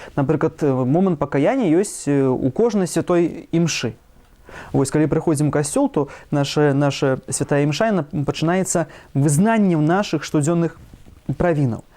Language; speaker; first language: Belarusian; native; Belarusian